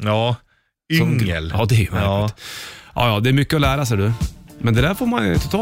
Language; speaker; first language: Swedish; native; Swedish